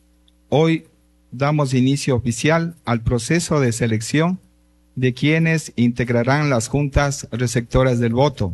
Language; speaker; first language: Spanish; native; Spanish